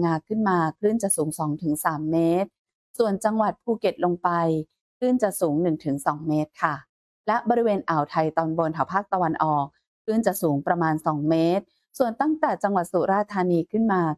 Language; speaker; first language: Thai; native; Thai